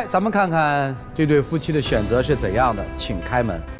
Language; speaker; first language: Chinese; native; Chinese